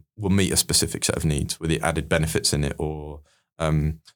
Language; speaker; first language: English; native; English